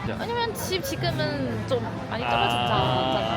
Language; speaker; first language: Korean; non-native, learner; Chinese